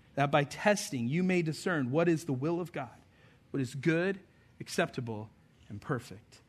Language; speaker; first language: English; native; English